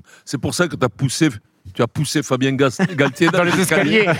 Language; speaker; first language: French; native; French